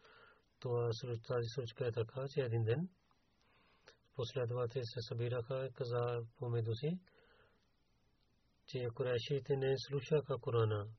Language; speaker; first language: Bulgarian; non-native, learner; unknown